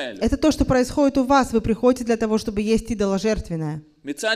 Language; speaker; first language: Russian; native; Russian